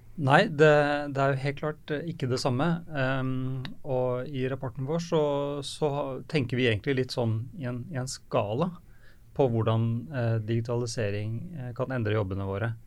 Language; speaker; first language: Norwegian; native; Norwegian